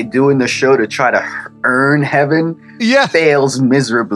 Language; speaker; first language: English; early bilingual, other home language; French